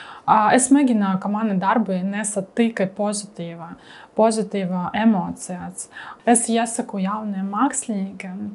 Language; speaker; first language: Latvian; non-native, learner; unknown